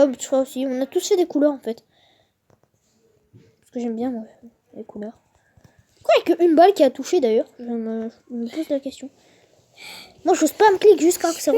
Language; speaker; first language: French; native; French